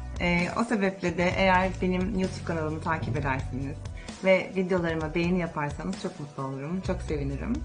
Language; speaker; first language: Turkish; native; Turkish